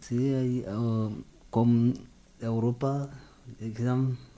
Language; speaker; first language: Spanish; non-native, learner; French